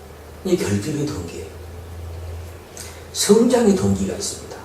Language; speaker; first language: Korean; native; Korean